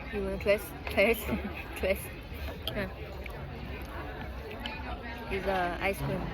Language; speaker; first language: English; non-native, learner; Thai